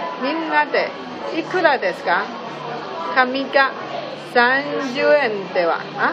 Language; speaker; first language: Japanese; non-native, learner; Chinese